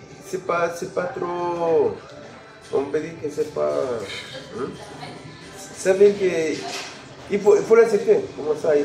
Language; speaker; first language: French; non-native, learner; Spanish